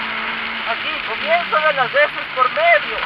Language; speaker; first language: Spanish; native; Spanish